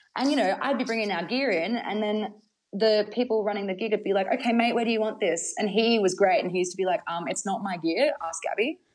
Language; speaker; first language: English; native; English